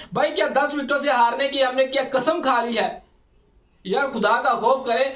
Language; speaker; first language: Urdu; non-native, local second language; Punjabi